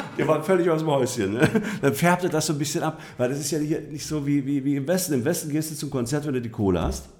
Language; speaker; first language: German; native; German